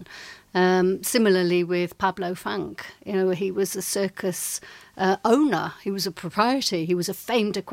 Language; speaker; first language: English; native; English